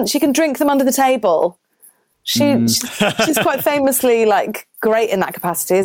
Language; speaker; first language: English; native; English